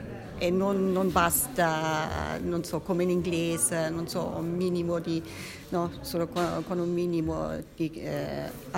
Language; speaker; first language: Italian; non-native, fluent; German